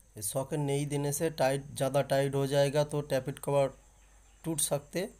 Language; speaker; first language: Hindi; non-native, local second language; Bangla